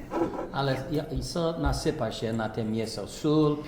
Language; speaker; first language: Polish; early bilingual, heritage; Polish